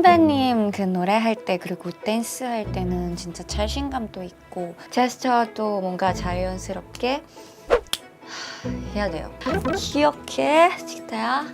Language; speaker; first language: Korean; non-native, fluent; Thai